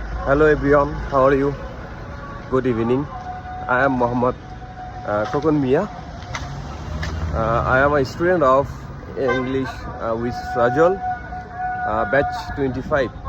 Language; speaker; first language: English; non-native, learner; Bangla